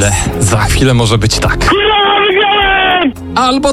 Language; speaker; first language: Polish; native; Polish